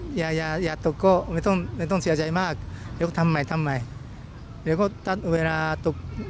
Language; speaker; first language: Thai; non-native, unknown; Japanese